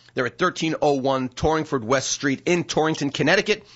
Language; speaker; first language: English; native; English